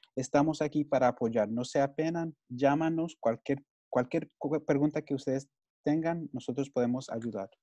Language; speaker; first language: Spanish; early bilingual, heritage; Spanish